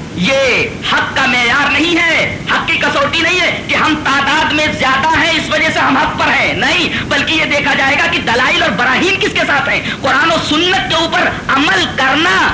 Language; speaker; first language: Urdu; native; Urdu